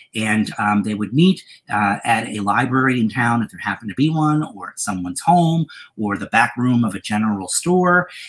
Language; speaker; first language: English; native; English